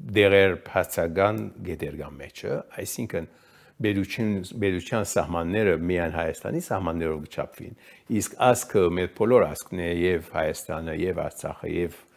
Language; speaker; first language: Armenian; early bilingual, heritage; Armenian